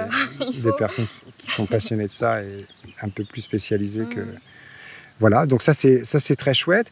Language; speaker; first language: French; native; French